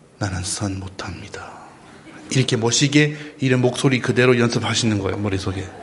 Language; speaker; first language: Korean; non-native, learner; English